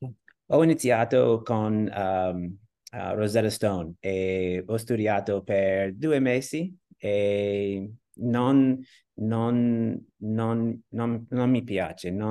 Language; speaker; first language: Italian; non-native, learner; English